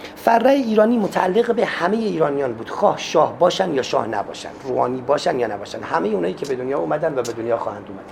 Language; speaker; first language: Persian; non-native, local second language; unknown